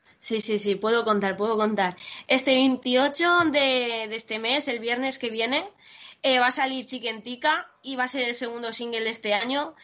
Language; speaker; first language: Spanish; native; Spanish